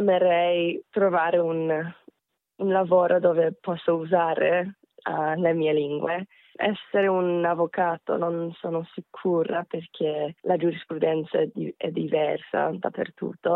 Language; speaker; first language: Italian; non-native, fluent; Korean